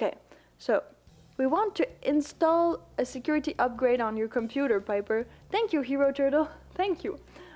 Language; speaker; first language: English; non-native, fluent; French